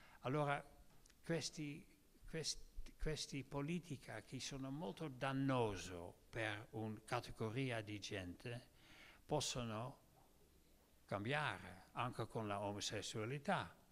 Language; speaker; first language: Italian; non-native, learner; Dutch